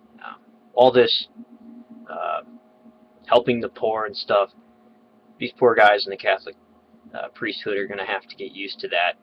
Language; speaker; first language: English; native; English